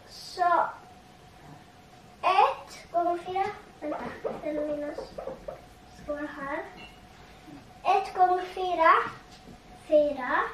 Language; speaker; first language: Swedish; non-native, learner; Tigrinya